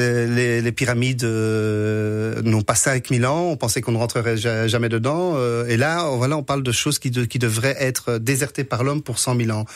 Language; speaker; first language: French; native; French